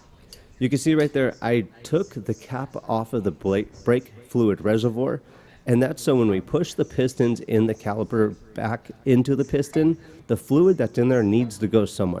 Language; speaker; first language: English; native; English